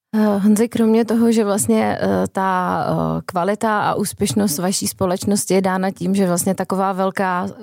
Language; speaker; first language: Czech; native; Czech